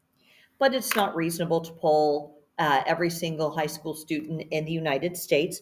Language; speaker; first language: English; native; English